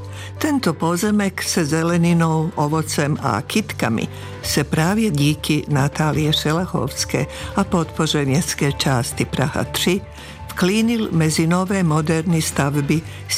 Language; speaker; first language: Czech; non-native, fluent; Serbian